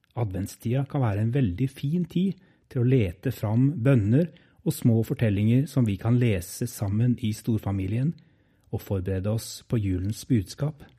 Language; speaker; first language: Norwegian; native; Norwegian